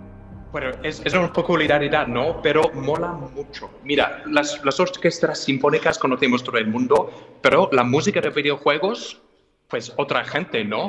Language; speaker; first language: Spanish; non-native, fluent; English